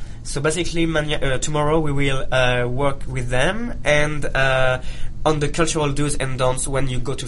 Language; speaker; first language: English; non-native, fluent; Italian